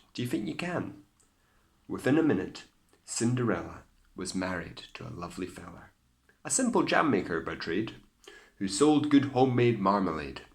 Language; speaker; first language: English; native; English